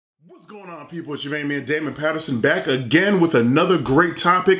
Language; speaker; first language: English; native; English